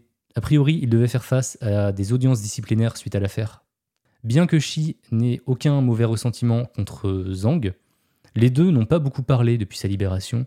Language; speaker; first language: French; native; French